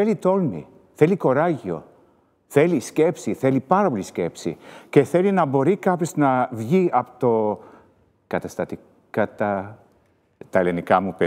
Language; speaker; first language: Greek; early bilingual, heritage; Greek